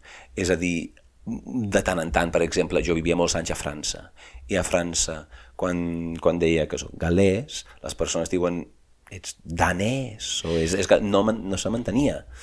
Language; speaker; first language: Catalan; non-native, fluent; English